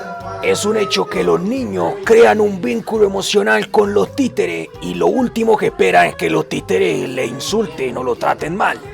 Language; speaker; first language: Spanish; native; Spanish